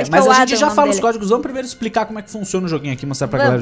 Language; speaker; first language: Portuguese; native; Portuguese